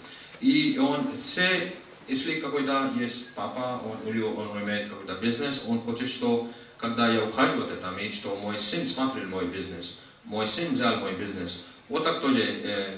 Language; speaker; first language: Russian; non-native, learner; Hindi